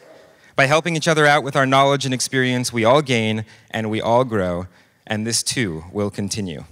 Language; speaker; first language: English; native; English